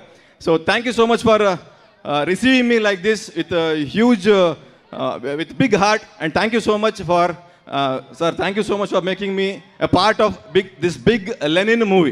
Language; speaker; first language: Telugu; non-native, learner; Kannada